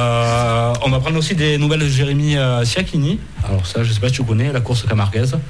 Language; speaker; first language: French; native; French